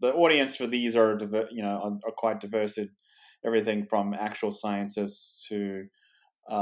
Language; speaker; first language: English; native; English